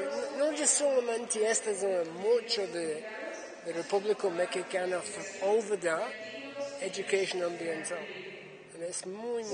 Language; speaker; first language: Spanish; non-native, learner; English